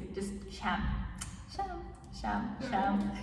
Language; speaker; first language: English; non-native, learner; Kazakh